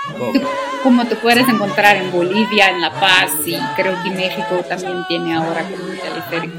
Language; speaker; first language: Spanish; non-native, learner; Afrikaans